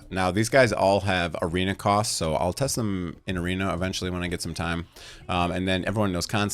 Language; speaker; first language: English; native; English